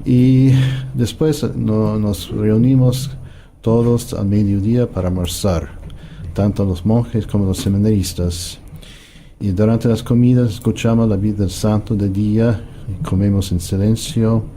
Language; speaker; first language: Spanish; non-native, fluent; English